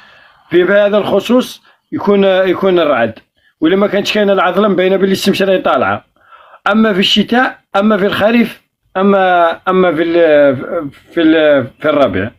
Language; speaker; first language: Arabic; native; Arabic